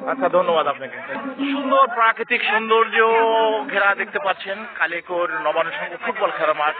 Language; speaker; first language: Bangla; native; Bangla